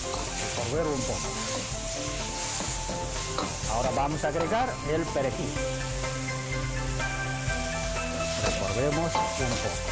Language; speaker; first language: Spanish; non-native, fluent; Chinese